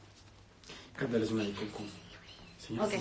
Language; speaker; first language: Spanish; native; Spanish